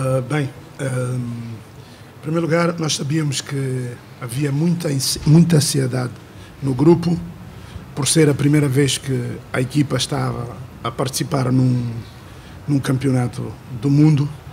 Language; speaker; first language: Portuguese; non-native, local second language; Kabuverdianu